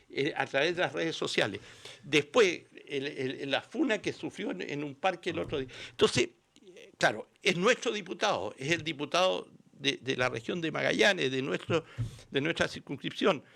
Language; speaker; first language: Spanish; native; Spanish